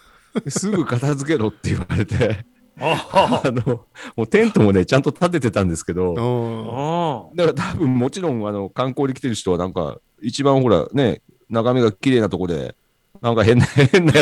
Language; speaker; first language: Japanese; native; Japanese